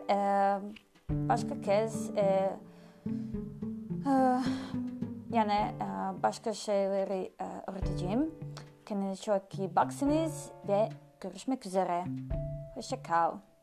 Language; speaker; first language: Turkish; non-native, learner; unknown